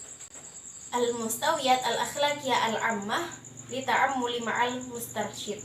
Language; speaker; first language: Arabic; non-native, learner; Indonesian